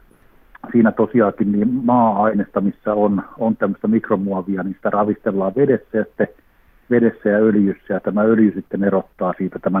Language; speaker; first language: Finnish; native; Finnish